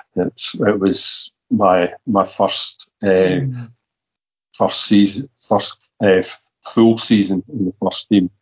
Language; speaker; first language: English; native; English